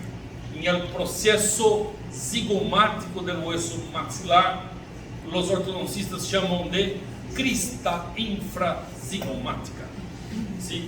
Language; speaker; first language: Spanish; non-native, learner; Portuguese